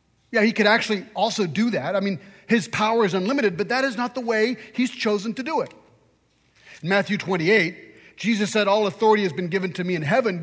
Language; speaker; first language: English; early bilingual, other home language; French